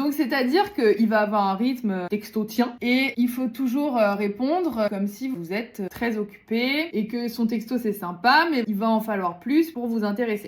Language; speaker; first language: French; native; French